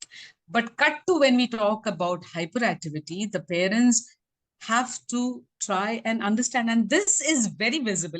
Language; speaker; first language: English; non-native, local second language; Tamil